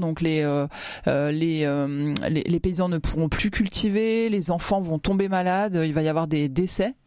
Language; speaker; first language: French; native; French